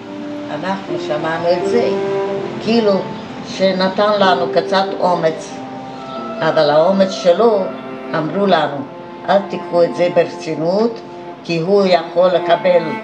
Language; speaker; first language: Hebrew; non-native, fluent; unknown